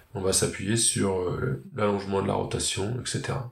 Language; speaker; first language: French; native; French